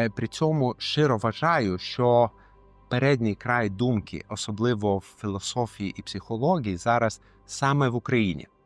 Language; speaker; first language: Ukrainian; non-native, fluent; Lithuanian